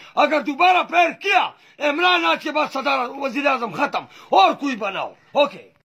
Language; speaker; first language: Urdu; non-native, local second language; Pashto